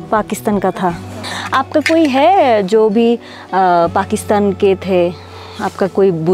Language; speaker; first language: Hindi; non-native, learner; Bangla